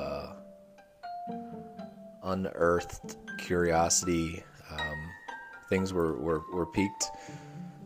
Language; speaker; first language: English; native; English